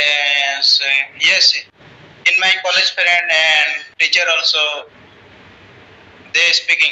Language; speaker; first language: English; non-native, learner; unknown